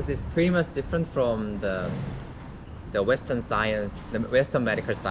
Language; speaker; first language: English; non-native, learner; Korean